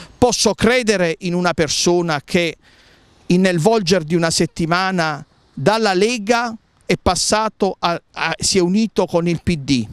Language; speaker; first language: Italian; native; Italian